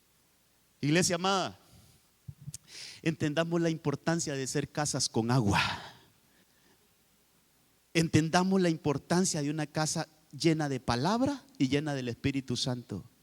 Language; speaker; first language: Spanish; native; Spanish